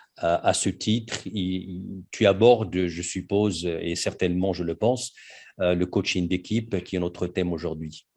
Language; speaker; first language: French; non-native, local second language; Arabic